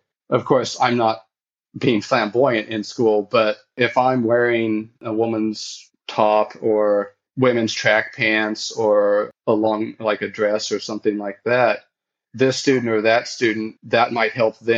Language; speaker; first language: English; native; English